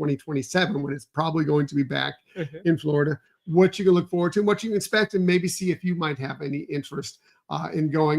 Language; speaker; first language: English; native; English